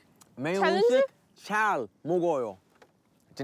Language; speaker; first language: Korean; non-native, learner; English